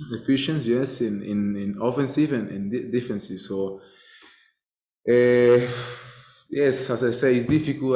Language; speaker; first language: English; non-native, fluent; Spanish